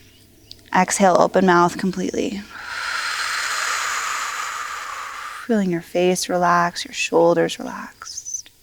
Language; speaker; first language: English; native; English